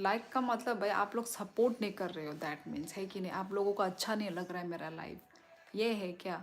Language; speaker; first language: Hindi; non-native, local second language; Kok Borok